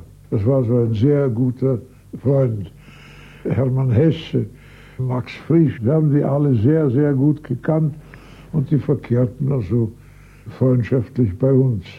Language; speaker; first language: German; native; German